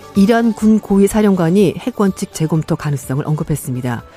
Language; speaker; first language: Korean; native; Korean